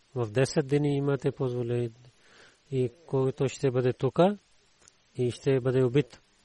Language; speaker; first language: Bulgarian; non-native, learner; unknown